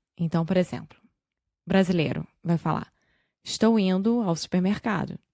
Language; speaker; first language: Portuguese; native; Portuguese